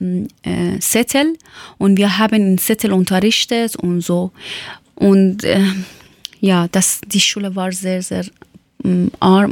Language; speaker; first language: German; non-native, fluent; Persian